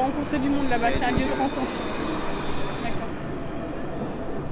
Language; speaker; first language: French; native; French